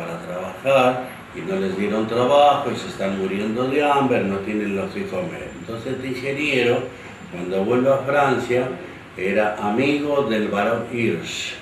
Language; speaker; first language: Spanish; native; Spanish